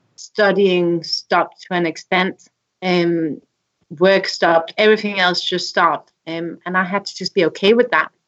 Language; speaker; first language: English; non-native, fluent; Danish